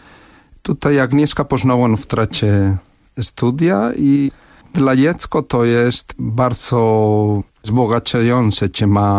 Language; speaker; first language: Polish; non-native, fluent; Spanish